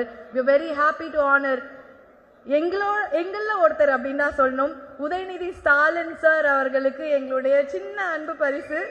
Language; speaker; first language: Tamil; native; Tamil